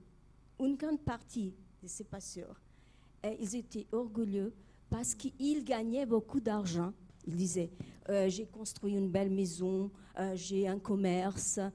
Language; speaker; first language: French; non-native, fluent; Portuguese